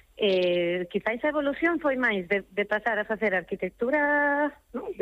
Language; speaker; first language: Galician; non-native, local second language; Spanish